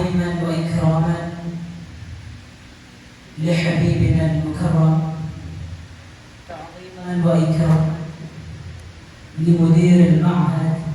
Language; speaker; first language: Arabic; non-native, fluent; Achinese